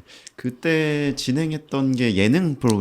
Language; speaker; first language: Korean; native; Korean